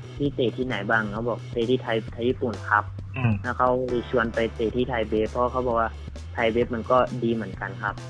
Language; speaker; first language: Thai; early bilingual, heritage; Thai